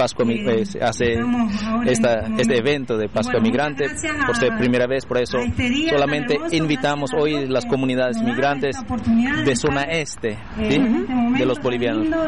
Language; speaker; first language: Spanish; non-native, fluent; Indonesian